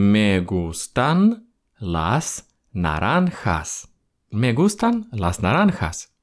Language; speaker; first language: Spanish; non-native, fluent; Russian